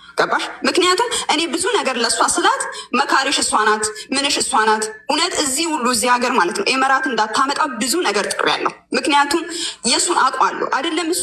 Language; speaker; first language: Amharic; native; Amharic